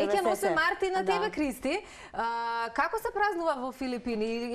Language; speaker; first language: Macedonian; native; Macedonian